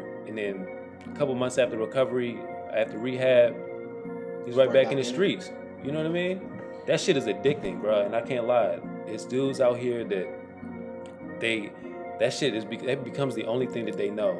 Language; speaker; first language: English; native; English